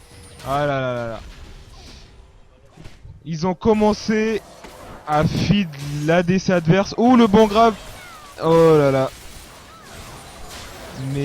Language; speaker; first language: French; native; French